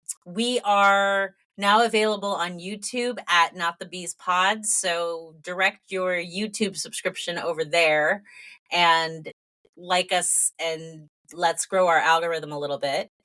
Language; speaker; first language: English; native; English